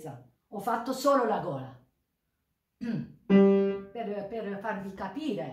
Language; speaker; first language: Italian; non-native, learner; Japanese